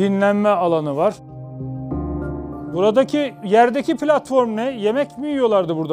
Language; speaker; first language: Turkish; native; Turkish